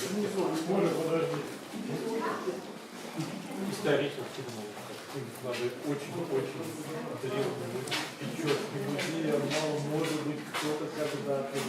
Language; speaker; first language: Russian; non-native, fluent; Estonian